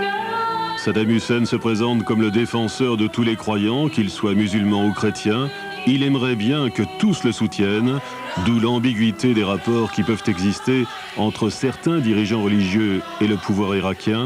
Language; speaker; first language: French; native; French